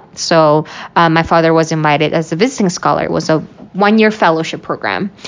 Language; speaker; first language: English; non-native, fluent; Uyghur